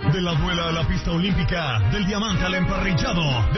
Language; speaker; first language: Spanish; native; Spanish